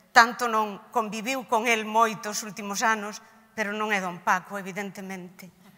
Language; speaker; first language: Galician; native; Galician